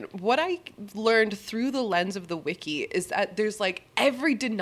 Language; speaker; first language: English; native; English